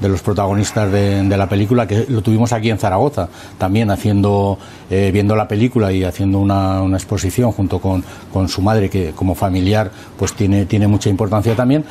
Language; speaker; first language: Spanish; native; Spanish